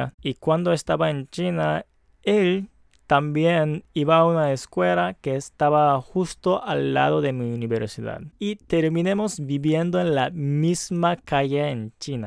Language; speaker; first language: Spanish; non-native, fluent; Japanese